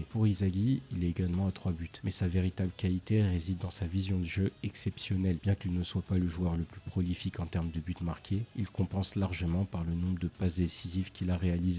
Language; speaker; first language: French; native; French